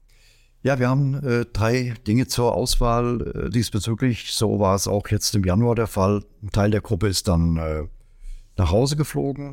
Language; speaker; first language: German; native; German